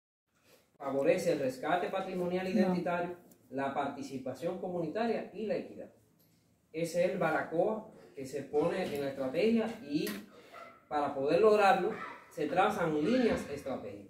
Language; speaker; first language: Spanish; native; Spanish